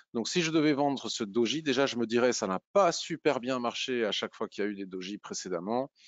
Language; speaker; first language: French; native; French